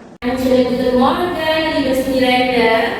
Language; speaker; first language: German; non-native, fluent; Indonesian